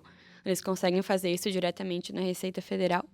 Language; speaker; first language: Portuguese; native; Portuguese